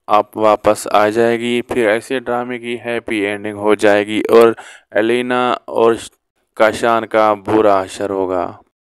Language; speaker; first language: Urdu; non-native, local second language; Sindhi